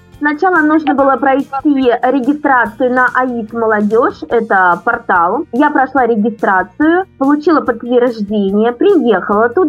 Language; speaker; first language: Russian; native; Russian